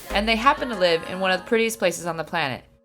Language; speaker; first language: English; native; English